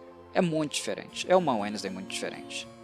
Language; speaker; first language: Portuguese; native; Portuguese